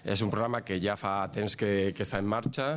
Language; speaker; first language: Catalan; native; Catalan